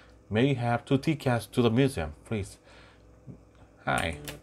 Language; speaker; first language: English; non-native, learner; Korean